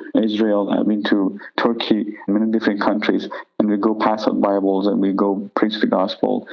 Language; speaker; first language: English; non-native, fluent; Persian